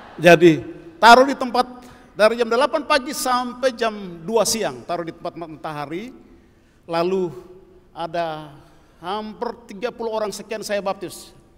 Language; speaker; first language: Indonesian; non-native, local second language; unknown